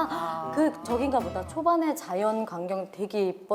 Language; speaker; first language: Korean; native; Korean